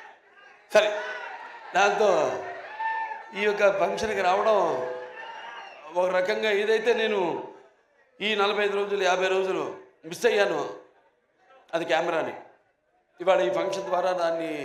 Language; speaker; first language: Telugu; native; Telugu